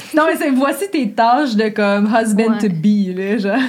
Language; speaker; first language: French; native; French